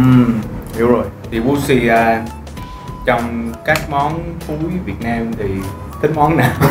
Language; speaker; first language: Vietnamese; non-native, fluent; English